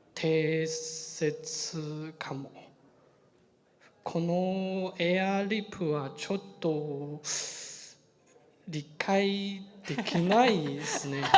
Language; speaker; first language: Japanese; non-native, learner; Chinese